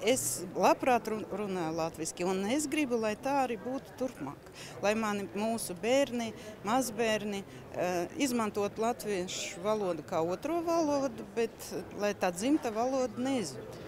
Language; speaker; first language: Latvian; non-native, local second language; Russian